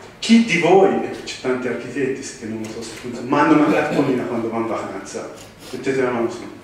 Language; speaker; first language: Italian; early bilingual, heritage; English